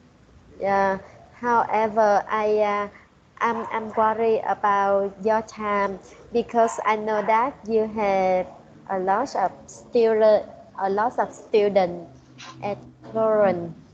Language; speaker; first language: English; non-native, learner; Vietnamese